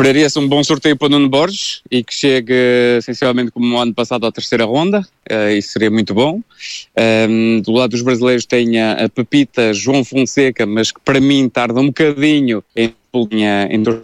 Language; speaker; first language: Portuguese; native; Portuguese